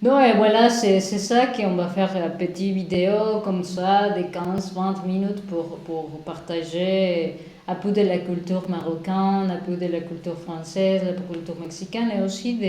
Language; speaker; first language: French; non-native, learner; Spanish